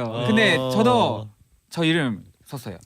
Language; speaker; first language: Korean; non-native, fluent; Japanese